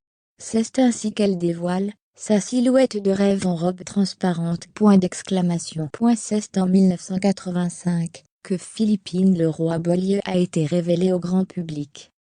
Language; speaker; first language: French; native; French